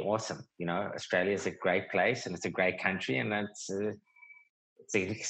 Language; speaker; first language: English; native; English